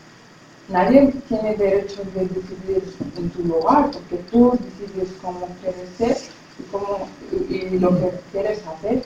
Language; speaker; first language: Spanish; non-native, fluent; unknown